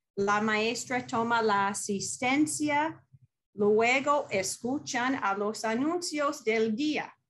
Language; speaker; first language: Spanish; non-native, fluent; English